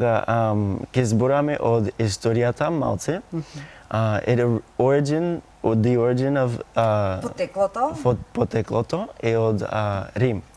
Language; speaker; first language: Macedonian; non-native, learner; English